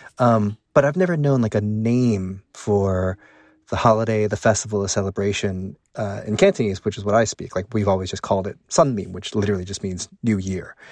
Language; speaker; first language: English; early bilingual, other home language; Cantonese